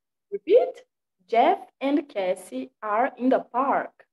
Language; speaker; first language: English; non-native, fluent; Portuguese